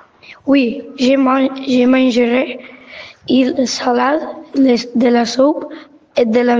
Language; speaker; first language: French; non-native, learner; Catalan